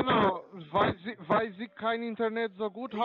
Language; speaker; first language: German; non-native, learner; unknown